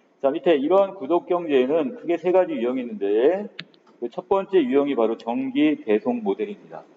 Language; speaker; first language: Korean; native; Korean